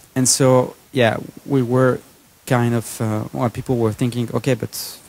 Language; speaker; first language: English; non-native, fluent; French